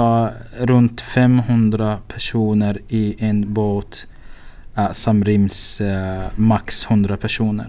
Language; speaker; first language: Swedish; non-native, fluent; Arabic